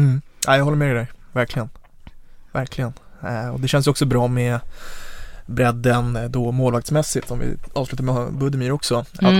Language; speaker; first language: Swedish; native; Swedish